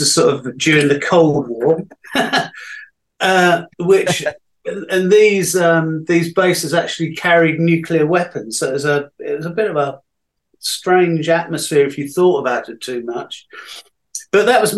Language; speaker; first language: English; native; English